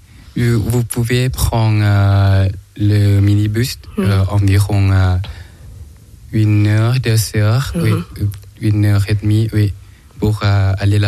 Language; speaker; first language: French; non-native, learner; Thai